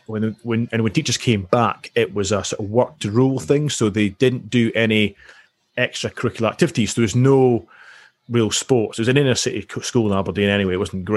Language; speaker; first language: English; native; English